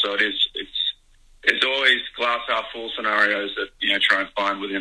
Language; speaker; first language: English; native; English